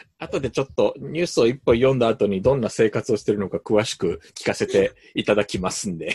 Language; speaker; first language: Japanese; native; Japanese